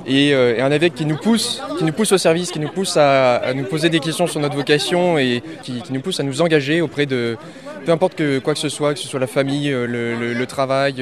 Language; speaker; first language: French; native; French